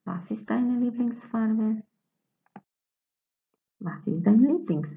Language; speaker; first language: German; non-native, fluent; Croatian